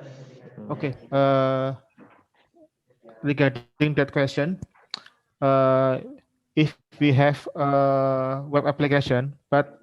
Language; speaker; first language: English; non-native, learner; Indonesian